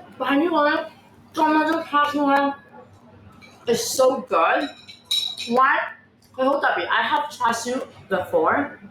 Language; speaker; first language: Cantonese; early bilingual, heritage; Cantonese